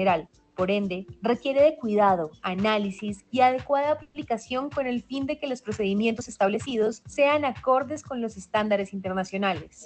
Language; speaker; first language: Spanish; native; Spanish